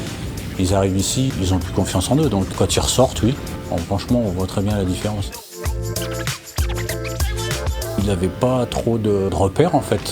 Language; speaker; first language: French; native; French